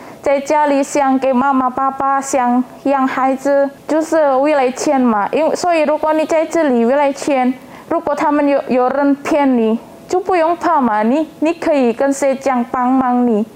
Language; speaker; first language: Chinese; non-native, learner; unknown